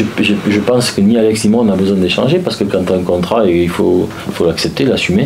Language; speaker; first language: French; native; French